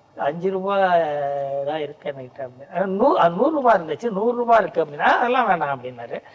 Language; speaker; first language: Tamil; native; Tamil